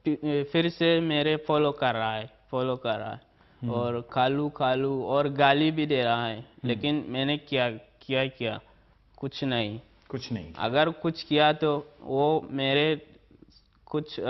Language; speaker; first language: Hindi; non-native, learner; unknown